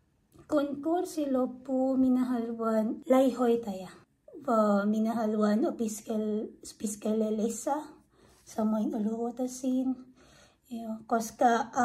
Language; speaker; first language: Finnish; non-native, learner; Filipino